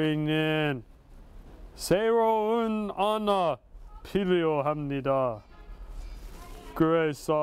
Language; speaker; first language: Korean; non-native, fluent; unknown